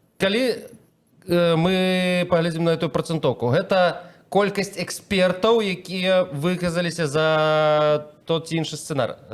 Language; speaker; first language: Belarusian; non-native, local second language; Russian